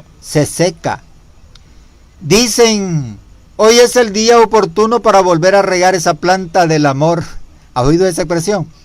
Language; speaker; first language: Spanish; native; Spanish